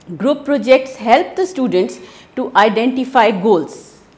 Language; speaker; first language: English; non-native, local second language; Hindi